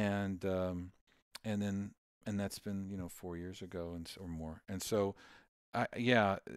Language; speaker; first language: English; native; English